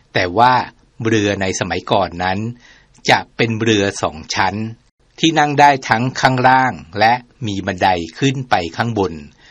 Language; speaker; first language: Thai; native; Thai